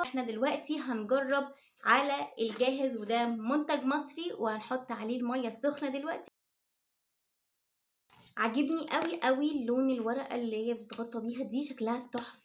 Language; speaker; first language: Arabic; native; Arabic